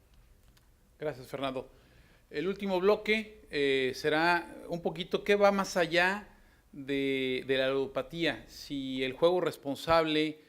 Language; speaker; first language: Spanish; native; Spanish